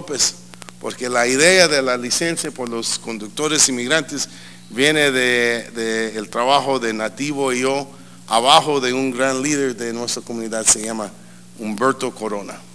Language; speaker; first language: Spanish; early bilingual, heritage; English